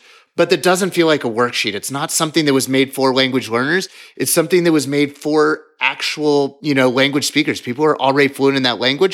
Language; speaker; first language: English; native; English